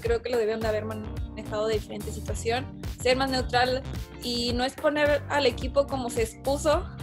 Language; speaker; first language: Spanish; native; Spanish